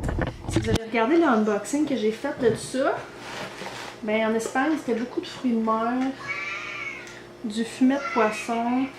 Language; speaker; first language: French; native; French